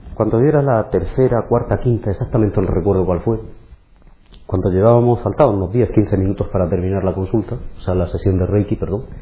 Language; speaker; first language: Spanish; native; Spanish